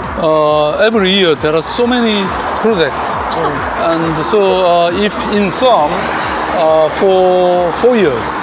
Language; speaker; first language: English; non-native, learner; Korean